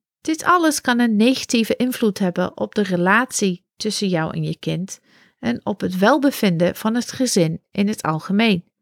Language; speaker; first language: Dutch; non-native, fluent; English